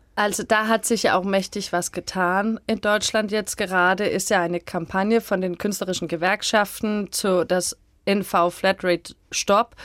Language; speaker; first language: German; non-native, fluent; Danish